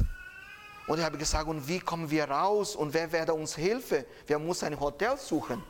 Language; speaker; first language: German; non-native, fluent; Portuguese